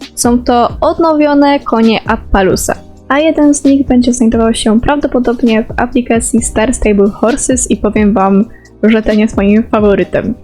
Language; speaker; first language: Polish; native; Polish